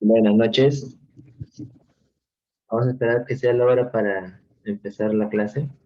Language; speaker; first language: Spanish; native; Spanish